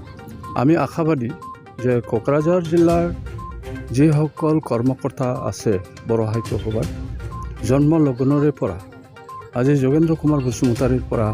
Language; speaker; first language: Assamese; non-native, local second language; Bodo